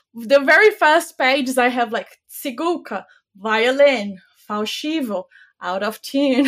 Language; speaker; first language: English; non-native, fluent; Bulgarian